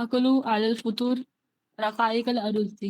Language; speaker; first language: Arabic; non-native, learner; Urdu